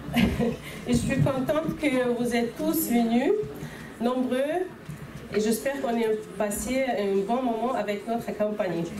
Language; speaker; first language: French; non-native, fluent; Chechen